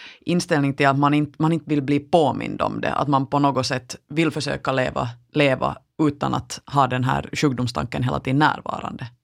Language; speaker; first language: Swedish; native; Swedish